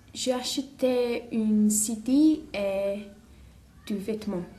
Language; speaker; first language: French; non-native, learner; English